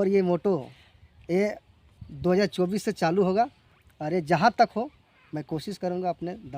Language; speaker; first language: Hindi; native; Hindi